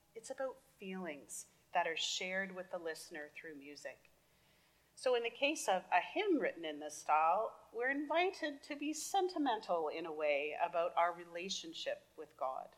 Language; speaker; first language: English; native; English